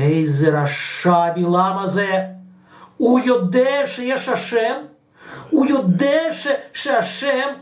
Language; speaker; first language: Hebrew; non-native, fluent; Russian